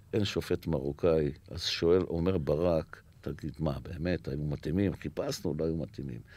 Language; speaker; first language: Hebrew; native; Hebrew